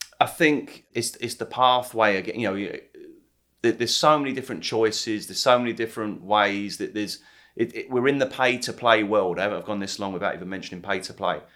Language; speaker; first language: English; native; English